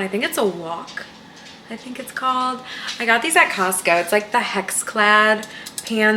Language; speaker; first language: English; native; English